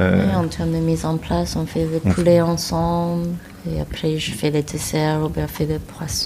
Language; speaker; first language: French; non-native, fluent; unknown